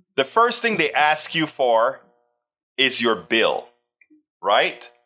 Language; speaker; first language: English; non-native, fluent; Spanish